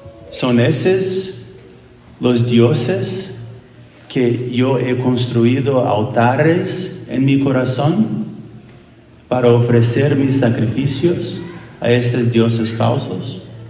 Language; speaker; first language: Spanish; non-native, fluent; English